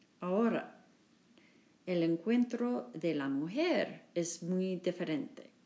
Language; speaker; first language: Spanish; non-native, learner; English